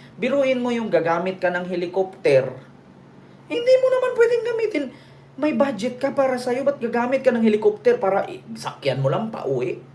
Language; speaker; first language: Filipino; non-native, local second language; Cebuano